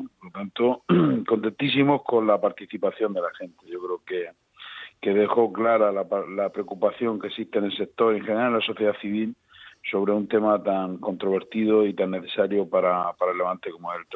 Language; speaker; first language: Spanish; native; Spanish